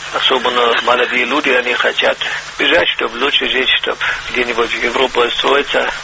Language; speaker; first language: Russian; non-native, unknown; German